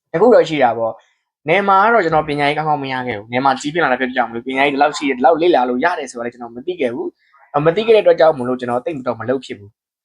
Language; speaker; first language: Burmese; native; Burmese